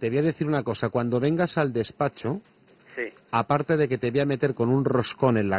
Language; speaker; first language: Spanish; native; Spanish